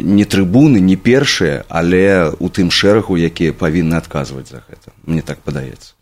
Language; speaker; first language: Belarusian; non-native, local second language; Russian